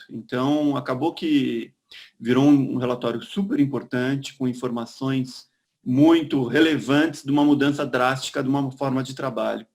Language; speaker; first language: Portuguese; native; Portuguese